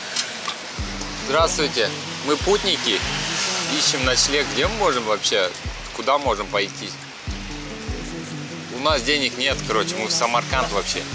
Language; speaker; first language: Russian; non-native, local second language; Kazakh